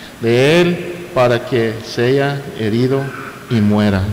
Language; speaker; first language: Spanish; non-native, fluent; English